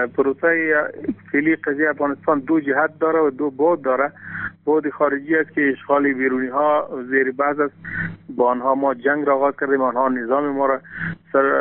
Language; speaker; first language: Persian; non-native, local second language; Pashto